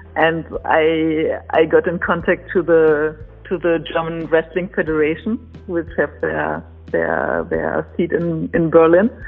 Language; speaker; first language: English; non-native, fluent; German